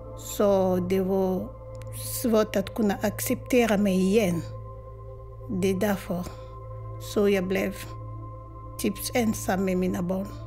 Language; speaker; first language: Swedish; non-native, fluent; Lingala